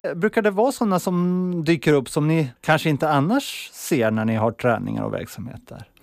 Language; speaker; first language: Swedish; native; Swedish